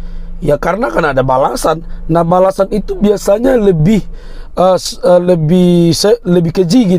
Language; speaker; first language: Indonesian; native; Indonesian